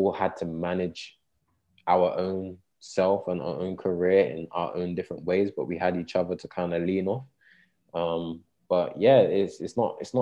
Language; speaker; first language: English; native; English